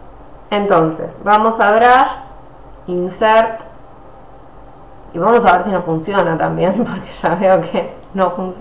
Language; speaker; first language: Spanish; native; Spanish